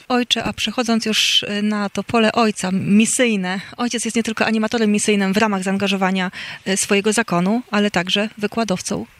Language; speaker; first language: Polish; native; Polish